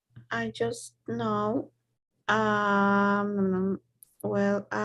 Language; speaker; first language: English; non-native, learner; Spanish